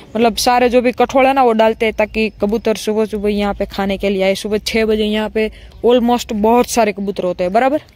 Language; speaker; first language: Hindi; non-native, local second language; Gujarati